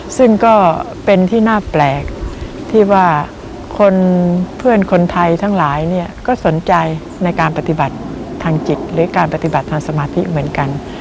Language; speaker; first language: Thai; native; Thai